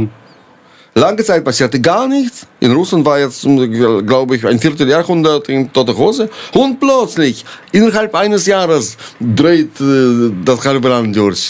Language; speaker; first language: German; non-native, fluent; Russian